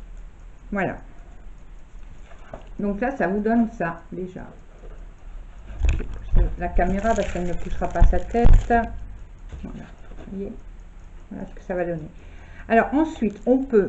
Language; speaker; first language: French; native; French